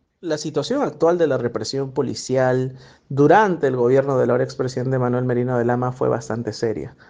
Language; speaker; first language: Spanish; native; Spanish